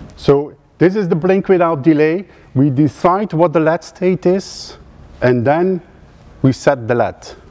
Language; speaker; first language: English; non-native, fluent; Dutch